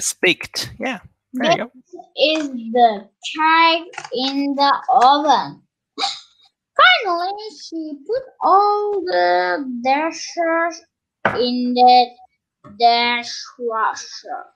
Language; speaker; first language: English; non-native, learner; Turkish